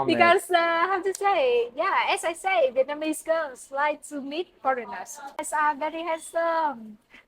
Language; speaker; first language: English; non-native, learner; Vietnamese